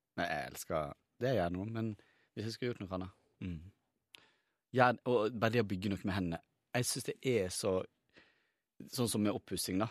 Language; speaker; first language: Norwegian; native; Norwegian